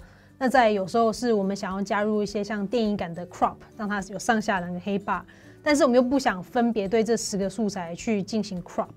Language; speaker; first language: Chinese; native; Chinese